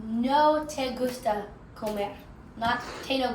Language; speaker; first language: Spanish; non-native, learner; English